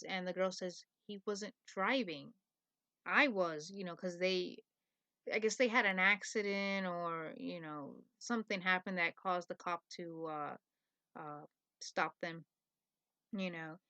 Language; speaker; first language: English; native; English